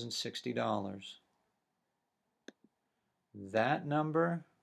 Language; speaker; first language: English; native; English